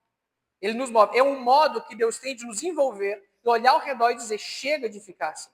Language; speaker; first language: Portuguese; native; Portuguese